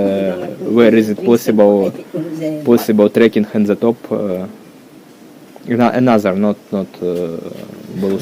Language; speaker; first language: English; non-native, learner; Russian